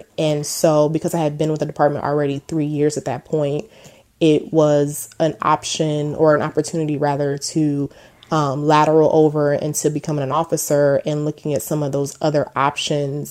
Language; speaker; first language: English; native; English